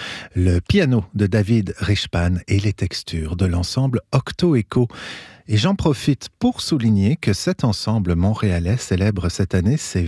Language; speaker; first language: French; native; French